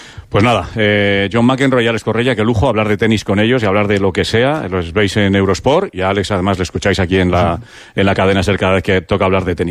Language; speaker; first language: Spanish; native; Spanish